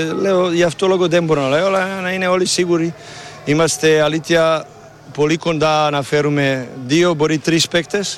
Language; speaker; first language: Greek; non-native, learner; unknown